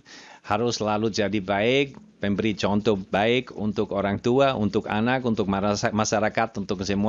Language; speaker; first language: Indonesian; non-native, fluent; German